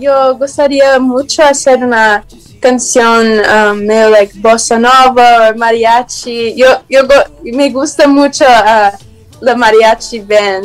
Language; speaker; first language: Spanish; non-native, learner; Portuguese